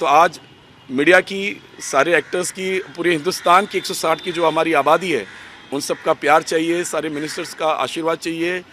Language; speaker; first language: Hindi; native; Hindi